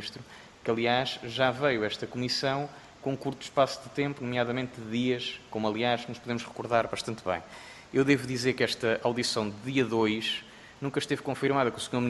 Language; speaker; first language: Portuguese; native; Portuguese